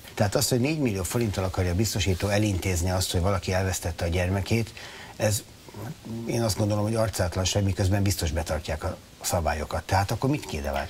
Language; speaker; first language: Hungarian; native; Hungarian